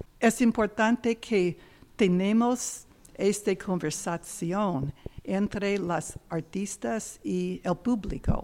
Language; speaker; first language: Spanish; non-native, learner; English